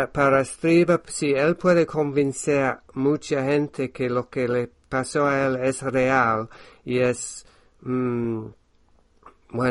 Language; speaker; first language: Spanish; non-native, fluent; English